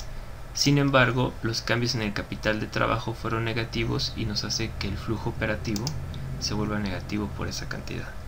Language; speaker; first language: Spanish; native; Spanish